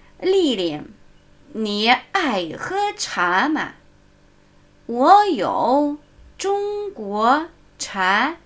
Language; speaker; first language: Chinese; non-native, fluent; German